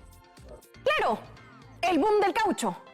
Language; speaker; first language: Spanish; native; Spanish